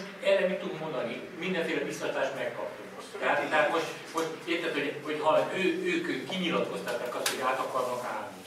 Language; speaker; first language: Hungarian; native; Hungarian